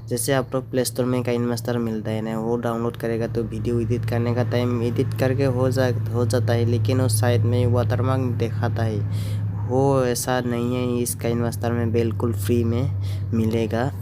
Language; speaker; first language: Hindi; non-native, local second language; Assamese